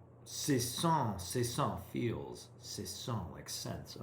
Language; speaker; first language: French; non-native, learner; English